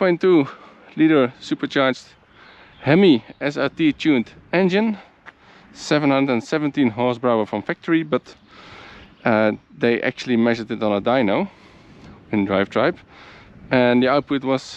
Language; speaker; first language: English; non-native, fluent; Dutch